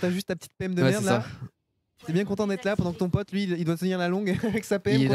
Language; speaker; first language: French; native; French